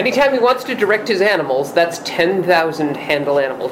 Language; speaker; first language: English; native; English